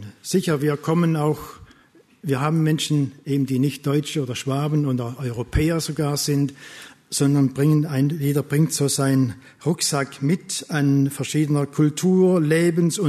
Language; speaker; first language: German; native; German